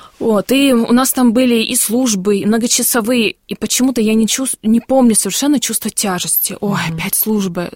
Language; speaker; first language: Russian; early bilingual, heritage; Russian